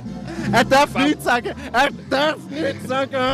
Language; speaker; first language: German; native; German